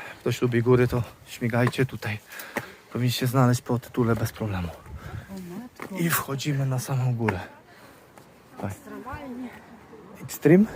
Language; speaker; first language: Polish; native; Polish